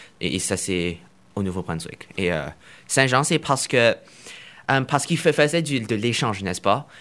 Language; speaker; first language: French; non-native, fluent; Chinese